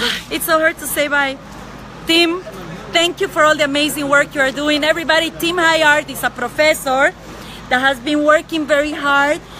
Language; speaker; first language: English; non-native, fluent; Spanish